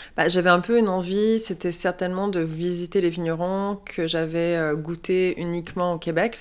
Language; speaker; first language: French; native; French